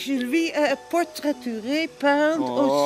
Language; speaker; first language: French; non-native, learner; Dutch